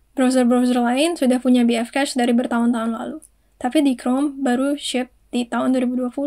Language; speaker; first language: Indonesian; native; Indonesian